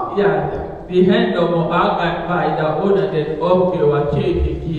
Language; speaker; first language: Danish; non-native, fluent; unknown